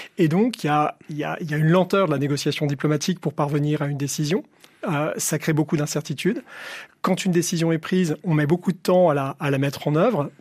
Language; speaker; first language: French; native; French